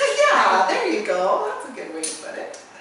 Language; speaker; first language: English; native; English